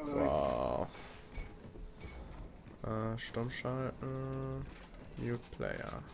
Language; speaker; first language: German; native; German